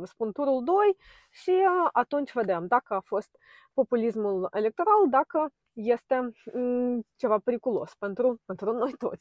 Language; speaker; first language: Romanian; non-native, fluent; Ukrainian